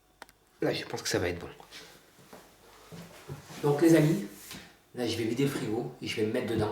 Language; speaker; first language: French; native; French